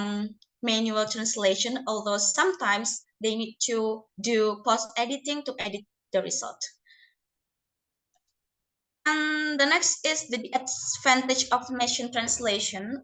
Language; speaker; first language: English; non-native, learner; Indonesian